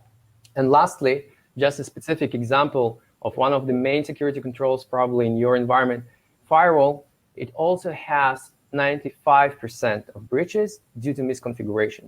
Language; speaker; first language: English; non-native, fluent; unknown